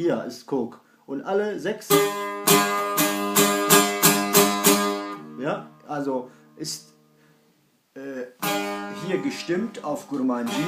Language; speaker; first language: German; non-native, fluent; Kurdish